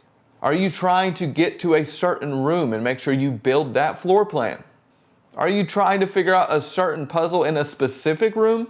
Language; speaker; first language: English; native; English